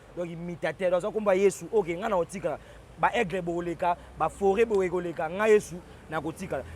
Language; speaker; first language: Lingala; native; Lingala